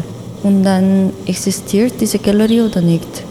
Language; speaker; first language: German; non-native, fluent; Korean